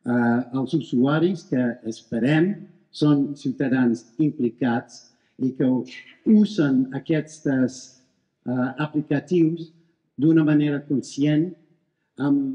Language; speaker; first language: Catalan; non-native, fluent; English